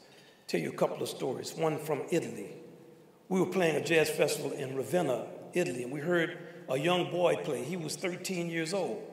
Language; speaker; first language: English; native; English